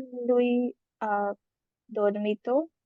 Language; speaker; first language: Italian; non-native, learner; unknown